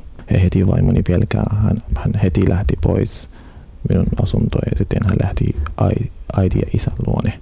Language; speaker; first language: Finnish; non-native, learner; Arabic